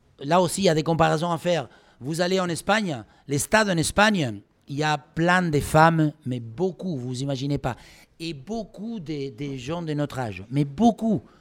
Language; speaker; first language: French; non-native, fluent; Spanish